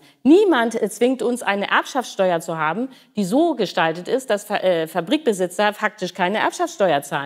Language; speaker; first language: German; native; German